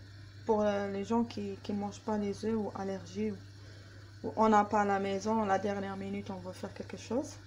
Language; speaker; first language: French; non-native, learner; Arabic